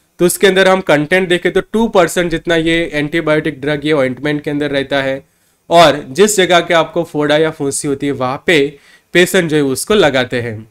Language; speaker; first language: Hindi; non-native, local second language; Gujarati